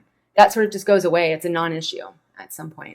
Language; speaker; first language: English; native; English